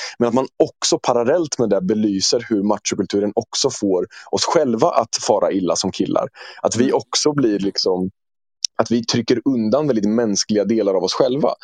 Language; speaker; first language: Swedish; early bilingual, other home language; Turkish